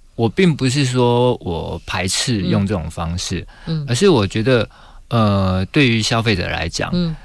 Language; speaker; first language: Chinese; native; Chinese